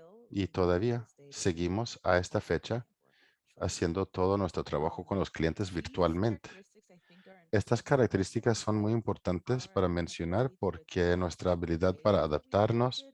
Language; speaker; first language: Spanish; non-native, fluent; English